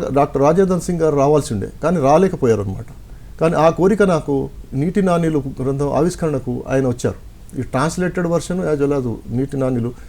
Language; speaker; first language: Telugu; non-native, local second language; Lambadi